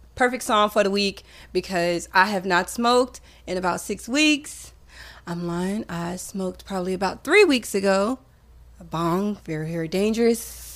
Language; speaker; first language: English; native; English